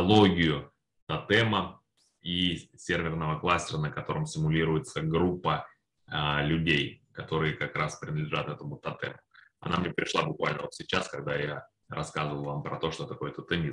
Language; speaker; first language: Russian; native; Russian